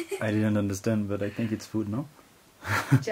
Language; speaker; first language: English; non-native, learner; French